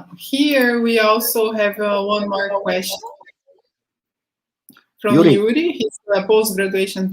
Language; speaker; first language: English; non-native, fluent; Portuguese